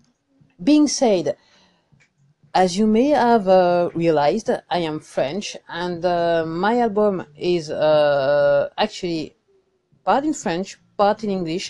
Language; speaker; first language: English; non-native, fluent; French